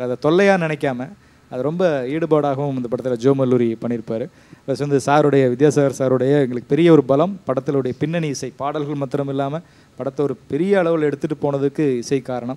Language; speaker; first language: Tamil; native; Tamil